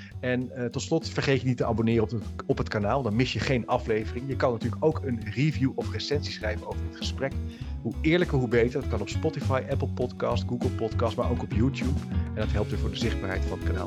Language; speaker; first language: Dutch; native; Dutch